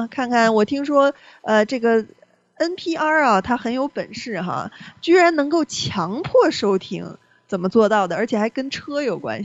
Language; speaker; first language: Chinese; native; Chinese